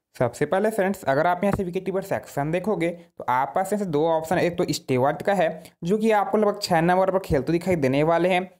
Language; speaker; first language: Hindi; native; Hindi